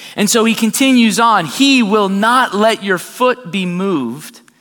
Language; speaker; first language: English; native; English